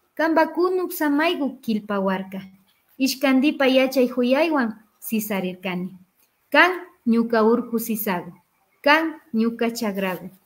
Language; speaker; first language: Spanish; non-native, local second language; Quechua